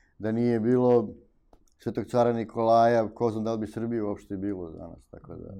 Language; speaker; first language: Serbian; native; Serbian